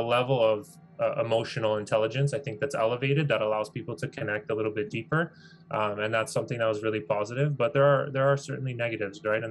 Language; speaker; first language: English; native; English